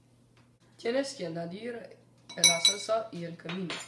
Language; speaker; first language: Spanish; non-native, learner; French